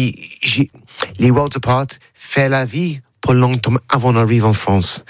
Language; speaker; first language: French; non-native, learner; English